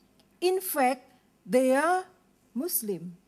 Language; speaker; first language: English; non-native, learner; Indonesian